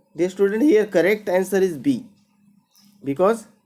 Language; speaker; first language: English; non-native, local second language; Marathi